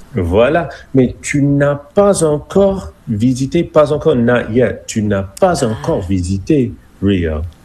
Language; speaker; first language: French; non-native, fluent; English